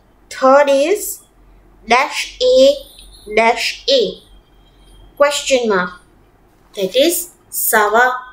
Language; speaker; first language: English; non-native, local second language; Gujarati